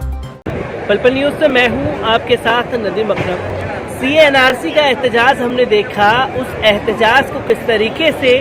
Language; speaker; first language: Hindi; native; Hindi